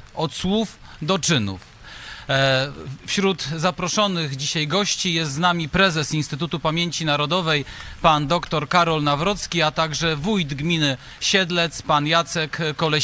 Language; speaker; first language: Polish; native; Polish